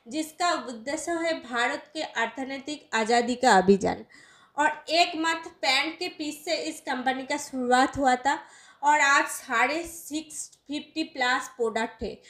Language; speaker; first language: Hindi; non-native, local second language; Bangla